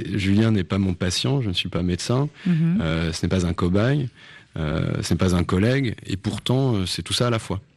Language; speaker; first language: French; native; French